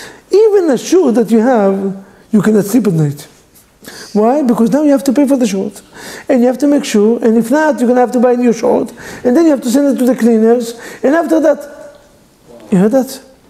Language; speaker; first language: English; non-native, fluent; Hebrew